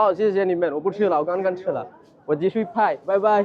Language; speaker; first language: Chinese; non-native, fluent; Bangla